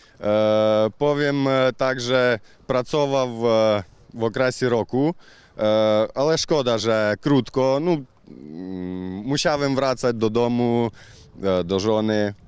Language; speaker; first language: Polish; non-native, learner; Ukrainian